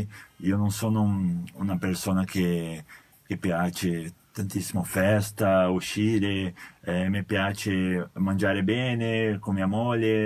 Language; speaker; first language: Italian; non-native, fluent; Portuguese